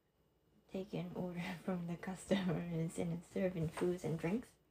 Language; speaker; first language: English; non-native, fluent; Japanese